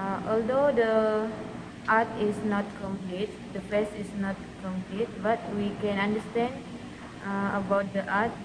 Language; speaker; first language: English; non-native, learner; Malay